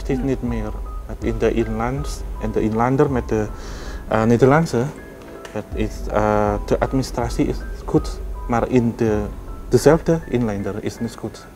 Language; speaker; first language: Dutch; non-native, learner; Indonesian